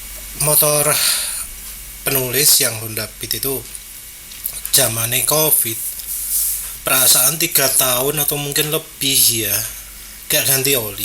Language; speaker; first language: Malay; non-native, local second language; Javanese